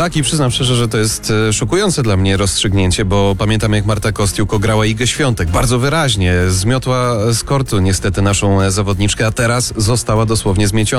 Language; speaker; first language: Polish; native; Polish